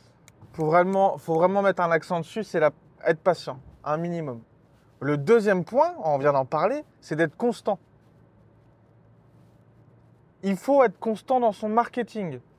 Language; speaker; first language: French; native; French